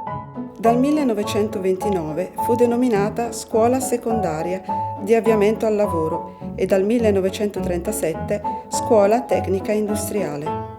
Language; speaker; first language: Italian; native; Italian